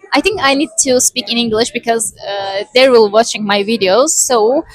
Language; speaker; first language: English; non-native, learner; Azerbaijani